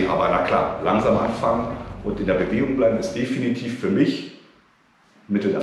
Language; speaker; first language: German; native; German